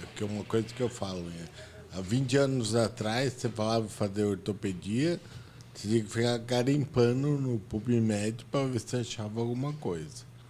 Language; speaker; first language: Portuguese; native; Portuguese